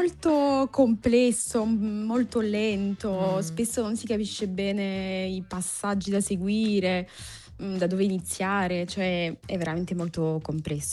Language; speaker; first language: Italian; non-native, fluent; French